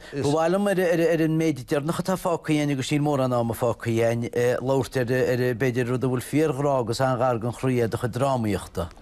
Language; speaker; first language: Irish; native; Irish